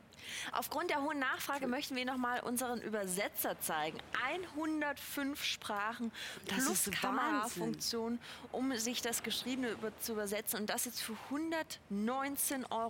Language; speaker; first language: German; native; German